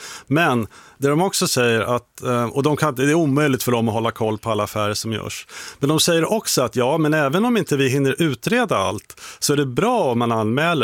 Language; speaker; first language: Swedish; native; Swedish